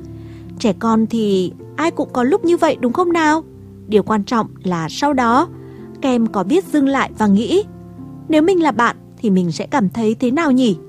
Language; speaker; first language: Vietnamese; native; Vietnamese